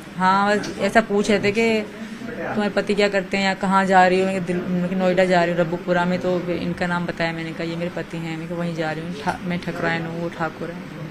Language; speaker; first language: Urdu; non-native, local second language; Sindhi